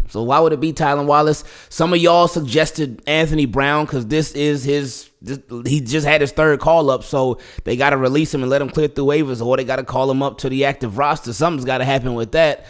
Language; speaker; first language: English; native; English